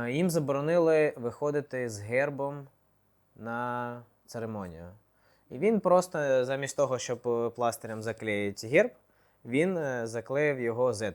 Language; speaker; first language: Ukrainian; non-native, local second language; Russian